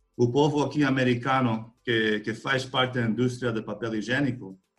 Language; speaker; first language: Portuguese; non-native, fluent; English